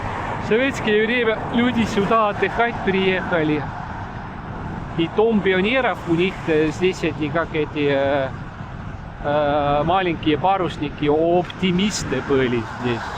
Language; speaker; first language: Russian; non-native, local second language; Estonian